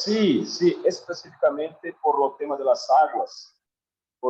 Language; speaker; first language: Spanish; non-native, learner; Portuguese